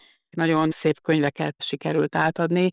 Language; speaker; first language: Hungarian; native; Hungarian